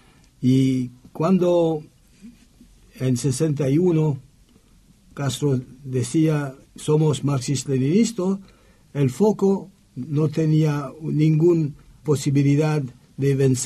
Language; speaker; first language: Spanish; non-native, learner; French